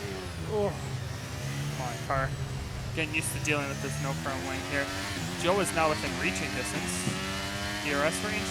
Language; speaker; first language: English; native; English